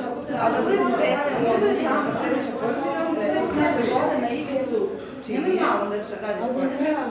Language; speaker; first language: Bosnian; native; Bosnian